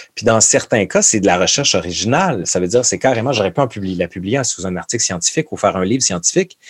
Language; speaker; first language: French; native; French